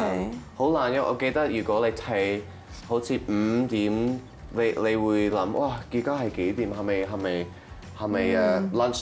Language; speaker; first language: Cantonese; non-native, local second language; French